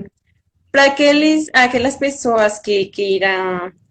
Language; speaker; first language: Portuguese; non-native, fluent; Spanish